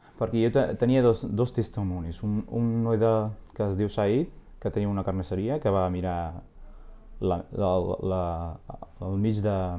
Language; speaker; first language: Catalan; non-native, fluent; Arabic